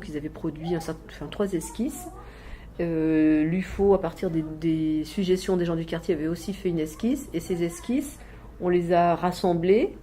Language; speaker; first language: French; native; French